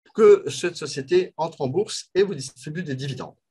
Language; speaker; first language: French; native; French